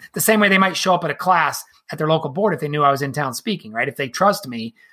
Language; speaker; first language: English; native; English